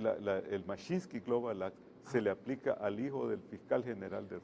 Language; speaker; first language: Spanish; native; Spanish